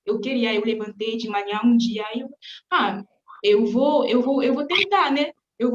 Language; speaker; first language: Portuguese; non-native, fluent; French